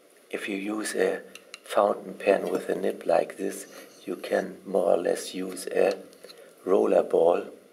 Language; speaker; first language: English; non-native, fluent; German